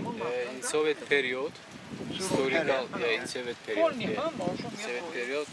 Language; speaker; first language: English; non-native, learner; Tajik